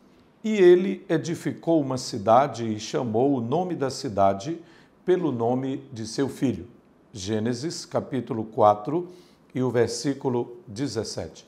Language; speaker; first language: Portuguese; native; Portuguese